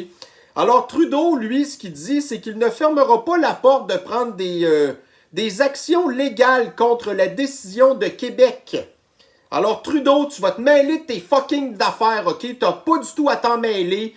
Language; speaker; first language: French; native; French